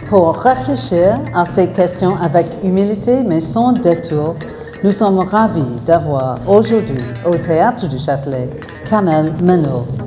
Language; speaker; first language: French; non-native, fluent; English